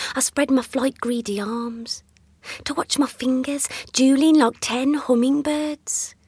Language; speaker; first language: English; native; English